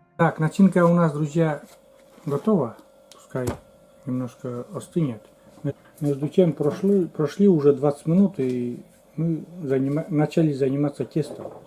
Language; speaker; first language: Russian; native; Russian